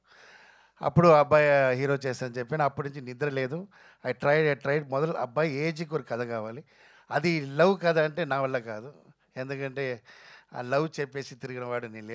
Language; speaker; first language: Telugu; non-native, fluent; Tamil